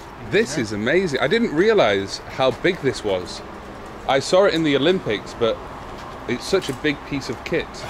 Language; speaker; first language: English; native; English